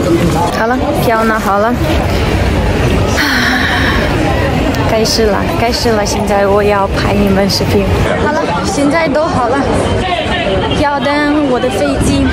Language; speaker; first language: Chinese; non-native, learner; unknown